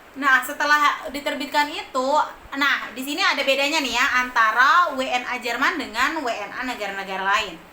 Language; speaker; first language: Indonesian; native; Indonesian